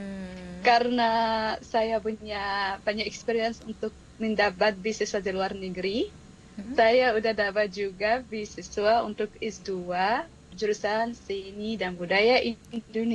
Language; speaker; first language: Indonesian; non-native, fluent; Arabic